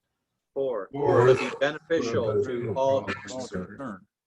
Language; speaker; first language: English; native; English